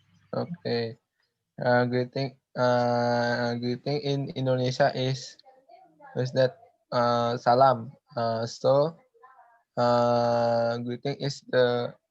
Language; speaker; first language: English; non-native, learner; Indonesian